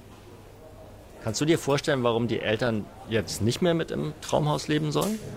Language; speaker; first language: German; native; German